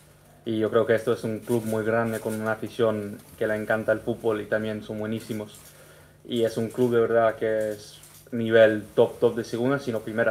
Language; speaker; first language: Spanish; early bilingual, heritage; English